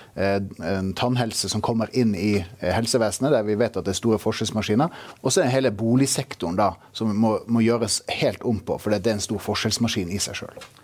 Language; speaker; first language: Norwegian; native; Norwegian